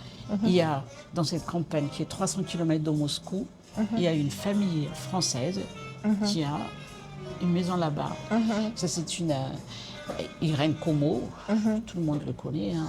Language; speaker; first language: French; non-native, local second language; Malagasy